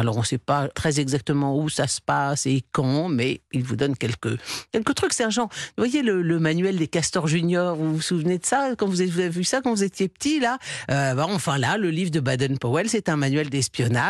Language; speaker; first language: French; native; French